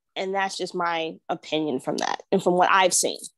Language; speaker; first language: English; native; English